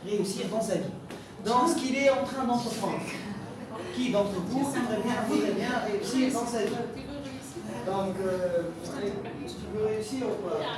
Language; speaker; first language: French; non-native, local second language; Arabic